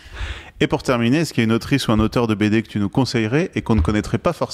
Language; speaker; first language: French; native; French